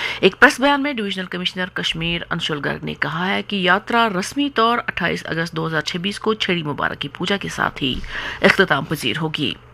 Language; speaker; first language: Urdu; non-native, local second language; Kashmiri